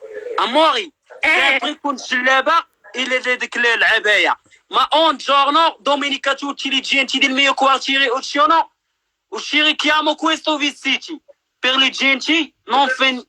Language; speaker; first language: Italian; non-native, learner; Arabic